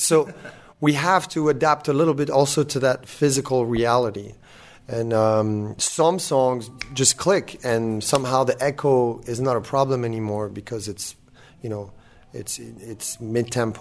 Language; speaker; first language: English; non-native, fluent; French